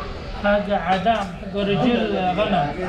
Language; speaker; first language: Arabic; non-native, learner; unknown